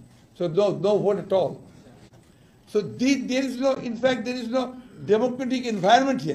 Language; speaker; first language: English; non-native, local second language; Bangla